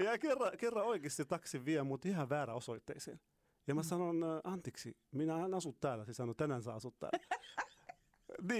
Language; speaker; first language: Finnish; non-native, fluent; Arabic